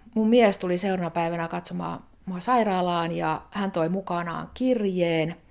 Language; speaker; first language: Finnish; native; Finnish